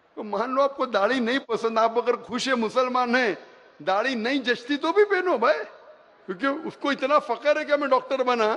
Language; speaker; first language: Hindi; non-native, local second language; Konkani